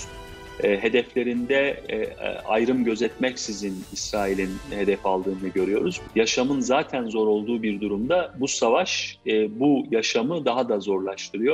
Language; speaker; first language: Turkish; native; Turkish